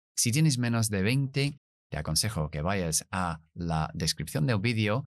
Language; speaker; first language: Spanish; non-native, fluent; English